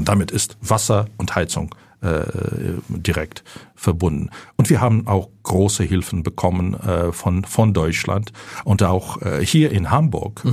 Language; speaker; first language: German; non-native, fluent; Ukrainian